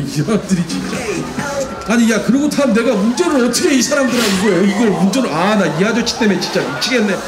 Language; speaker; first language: Korean; native; Korean